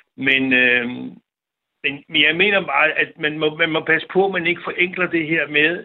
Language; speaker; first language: Danish; native; Danish